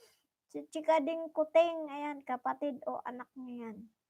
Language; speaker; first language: Filipino; non-native, local second language; Bikol